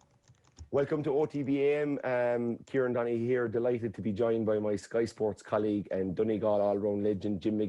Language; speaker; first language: English; native; English